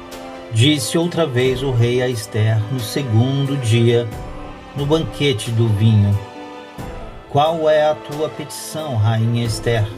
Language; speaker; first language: Portuguese; native; Portuguese